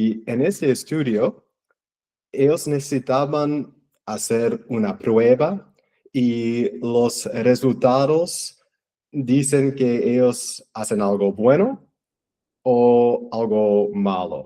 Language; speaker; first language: Spanish; non-native, fluent; English